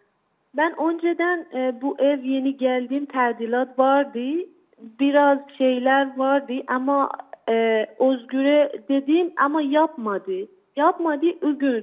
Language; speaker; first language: Turkish; non-native, learner; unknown